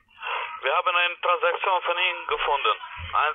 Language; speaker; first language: German; non-native, learner; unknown